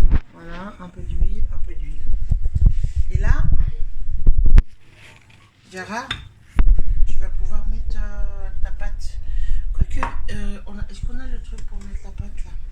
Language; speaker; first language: French; native; French